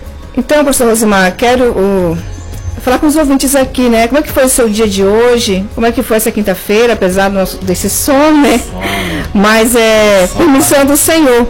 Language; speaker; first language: Portuguese; native; Portuguese